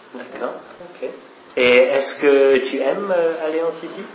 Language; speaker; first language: French; non-native, fluent; English